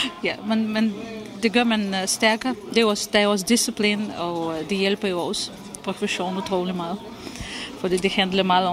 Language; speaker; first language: Danish; non-native, fluent; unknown